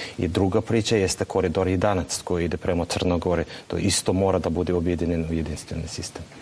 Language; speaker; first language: Serbian; non-native, fluent; Russian